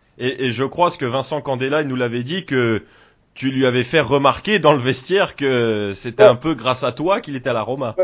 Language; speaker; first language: French; native; French